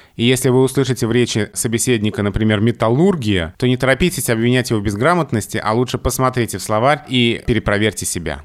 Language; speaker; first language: Russian; native; Russian